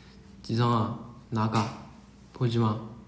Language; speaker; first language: Korean; non-native, fluent; Chinese